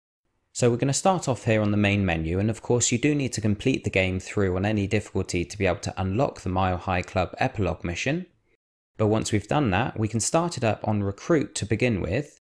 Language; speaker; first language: English; native; English